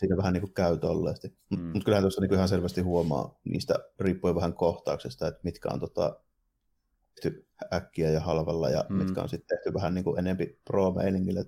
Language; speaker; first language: Finnish; native; Finnish